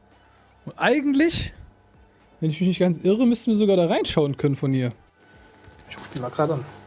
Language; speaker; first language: German; native; German